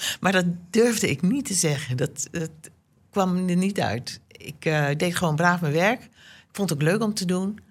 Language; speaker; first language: Dutch; native; Dutch